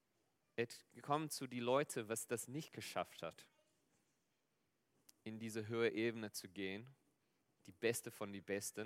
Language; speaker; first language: German; non-native, fluent; Afrikaans